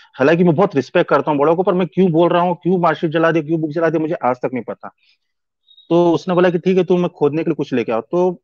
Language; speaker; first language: Hindi; native; Hindi